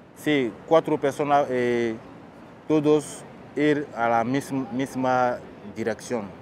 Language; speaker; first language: Spanish; non-native, learner; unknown